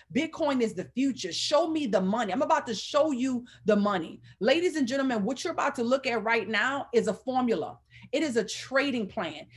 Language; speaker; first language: English; native; English